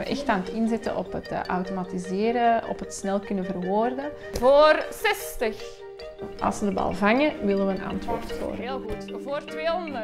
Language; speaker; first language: Dutch; native; Dutch